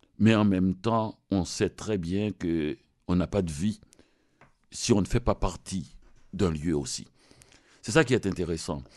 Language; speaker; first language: French; non-native, local second language; Haitian Creole